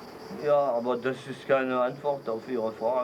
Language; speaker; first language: German; non-native, fluent; French